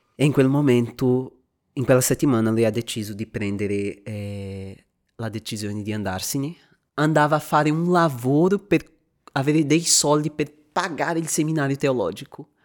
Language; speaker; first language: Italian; non-native, fluent; Portuguese